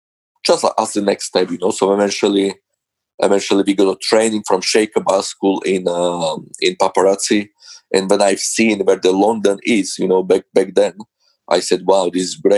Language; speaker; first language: English; non-native, fluent; Slovak